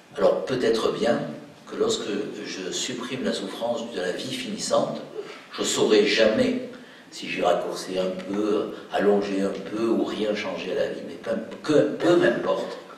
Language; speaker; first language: French; native; French